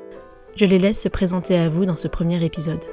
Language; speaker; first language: French; native; French